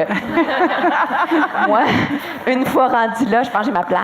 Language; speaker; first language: French; native; French